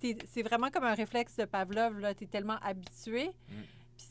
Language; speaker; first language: French; native; French